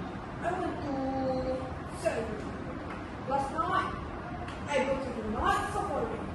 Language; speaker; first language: English; non-native, learner; Malay